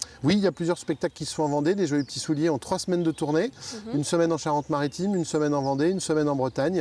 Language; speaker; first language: French; native; French